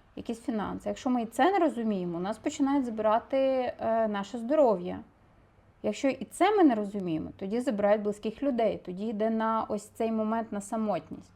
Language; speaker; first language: Ukrainian; non-native, local second language; Russian